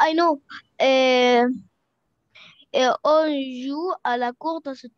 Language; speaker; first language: French; non-native, learner; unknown